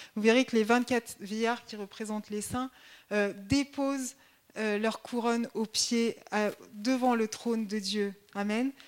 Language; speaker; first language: French; native; French